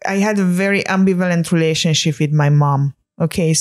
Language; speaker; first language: English; non-native, fluent; Hungarian